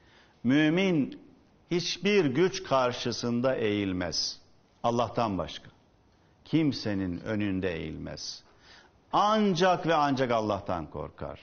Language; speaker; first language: Turkish; native; Turkish